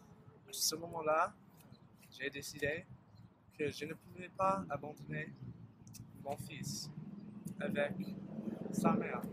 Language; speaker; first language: French; non-native, learner; English